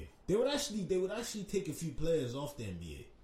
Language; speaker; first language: English; native; English